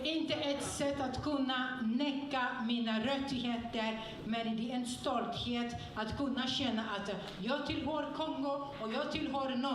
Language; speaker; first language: Swedish; non-native, fluent; French